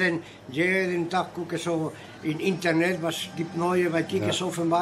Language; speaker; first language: German; non-native, fluent; Spanish